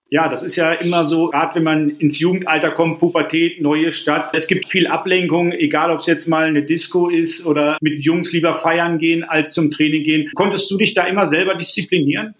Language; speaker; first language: German; native; German